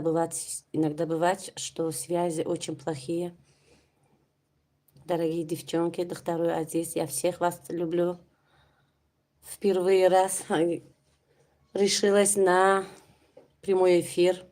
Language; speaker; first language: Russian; non-native, local second language; Tajik